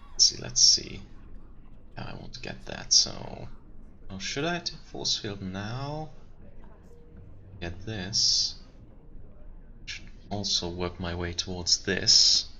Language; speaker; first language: English; non-native, fluent; German